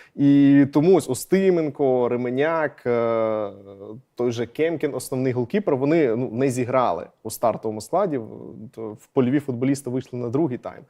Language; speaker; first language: Ukrainian; native; Ukrainian